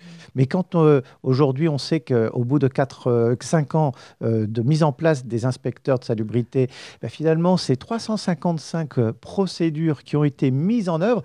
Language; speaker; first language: French; native; French